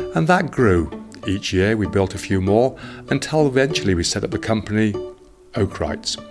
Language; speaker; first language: English; native; English